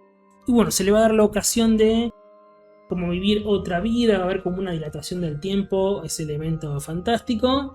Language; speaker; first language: Spanish; native; Spanish